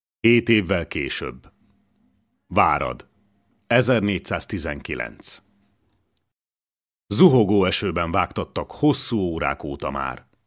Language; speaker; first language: Hungarian; native; Hungarian